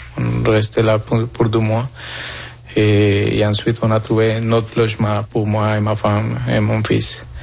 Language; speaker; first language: French; non-native, fluent; Spanish